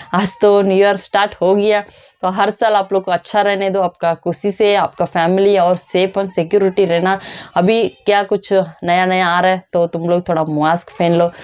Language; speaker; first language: Hindi; non-native, local second language; Kannada